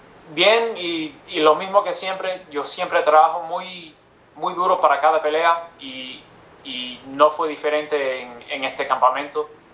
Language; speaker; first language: Spanish; early bilingual, other home language; English